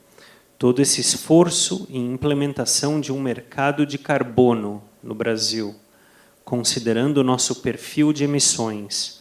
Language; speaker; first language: Portuguese; non-native, fluent; Spanish